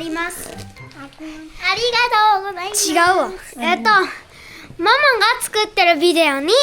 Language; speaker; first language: Japanese; early bilingual, other home language; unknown